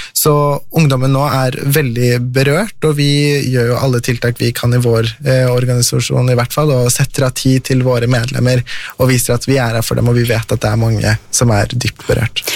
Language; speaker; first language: Norwegian; early bilingual, other home language; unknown